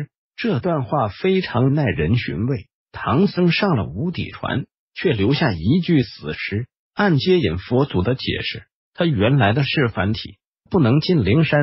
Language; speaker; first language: Chinese; native; Chinese